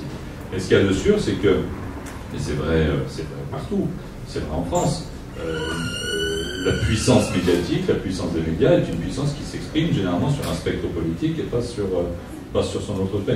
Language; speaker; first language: French; native; French